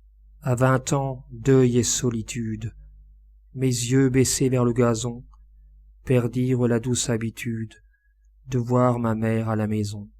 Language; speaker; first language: French; native; French